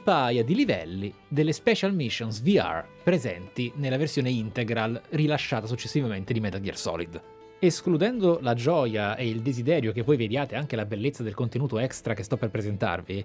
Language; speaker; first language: Italian; native; Italian